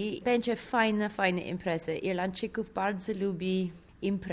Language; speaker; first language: Polish; non-native, learner; English